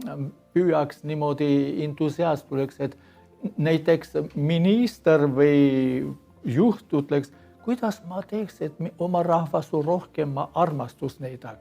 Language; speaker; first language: Estonian; non-native, learner; Armenian